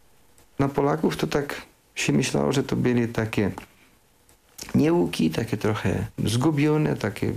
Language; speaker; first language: Polish; early bilingual, heritage; Polish